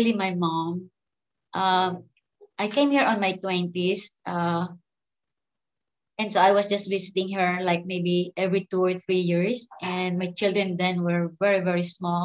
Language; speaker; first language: English; non-native, local second language; Filipino